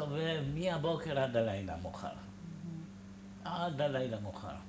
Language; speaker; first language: Hebrew; non-native, fluent; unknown